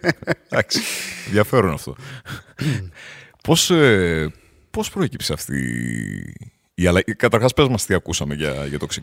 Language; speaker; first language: Greek; native; Greek